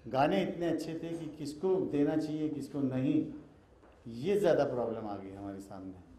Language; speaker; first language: Hindi; non-native, local second language; Marathi